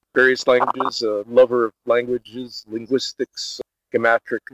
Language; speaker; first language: English; early bilingual, other home language; Portuguese